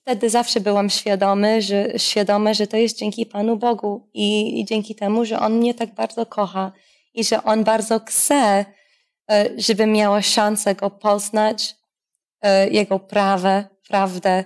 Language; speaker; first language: Polish; non-native, fluent; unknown